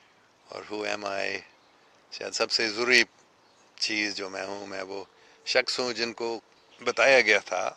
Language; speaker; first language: Hindi; non-native, fluent; English